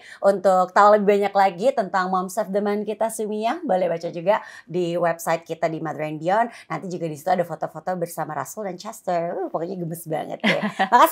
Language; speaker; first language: Indonesian; native; Indonesian